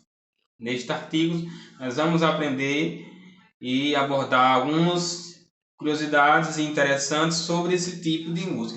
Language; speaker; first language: Portuguese; native; Portuguese